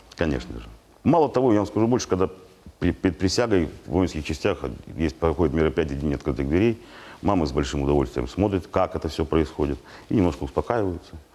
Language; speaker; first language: Russian; native; Russian